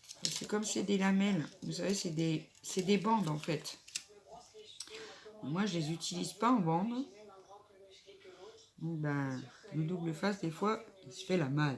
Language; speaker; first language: French; native; French